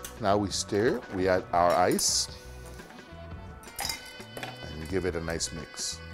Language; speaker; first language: English; non-native, fluent; Italian